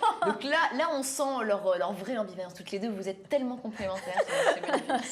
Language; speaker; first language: French; native; French